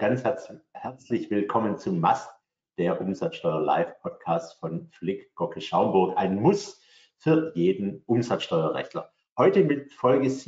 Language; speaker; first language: German; native; German